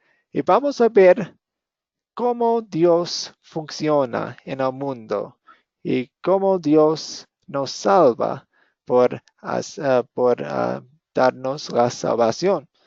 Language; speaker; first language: Spanish; non-native, fluent; English